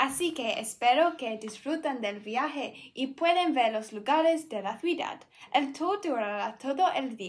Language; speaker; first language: Spanish; non-native, learner; English